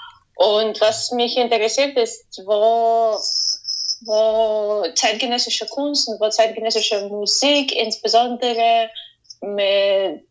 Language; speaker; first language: German; non-native, fluent; Ukrainian